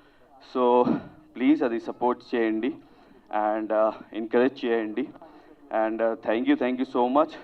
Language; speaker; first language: Telugu; non-native, local second language; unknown